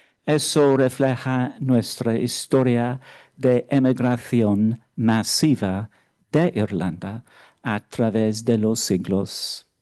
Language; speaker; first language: Spanish; non-native, fluent; English